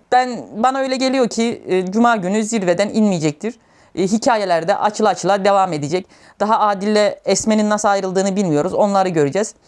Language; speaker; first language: Turkish; native; Turkish